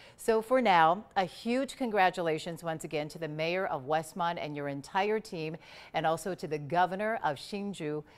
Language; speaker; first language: English; early bilingual, other home language; Chinese